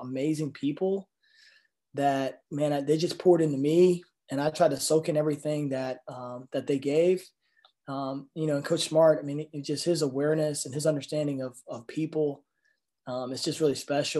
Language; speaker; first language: English; native; English